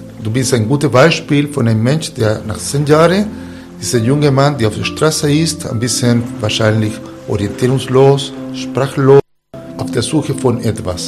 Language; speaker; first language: German; non-native, fluent; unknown